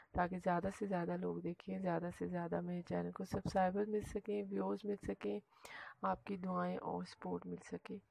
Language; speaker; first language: Hindi; native; Hindi